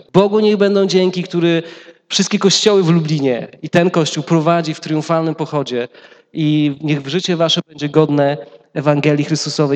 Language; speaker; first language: Polish; native; Polish